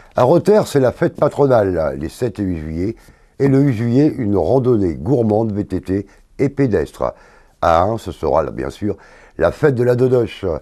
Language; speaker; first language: French; native; French